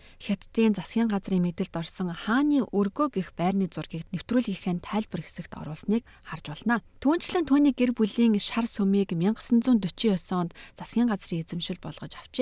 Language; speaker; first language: Mongolian; native; Mongolian